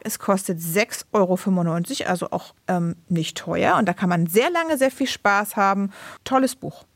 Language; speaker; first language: German; native; German